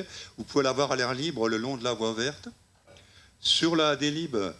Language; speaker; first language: French; native; French